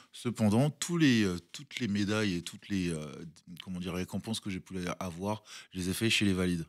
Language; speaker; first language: French; early bilingual, other home language; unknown